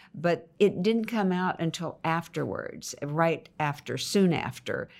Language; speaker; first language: English; native; English